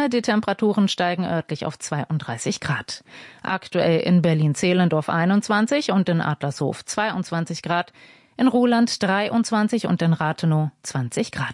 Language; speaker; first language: German; native; German